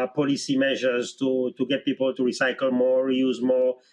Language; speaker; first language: English; non-native, local second language; Seselwa Creole French